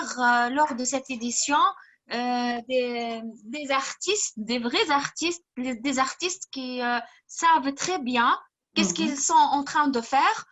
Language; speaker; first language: French; non-native, fluent; Arabic